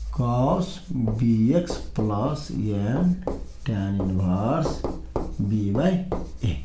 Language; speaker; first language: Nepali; non-native, local second language; Maithili